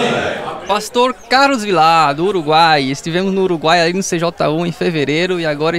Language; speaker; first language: Portuguese; native; Portuguese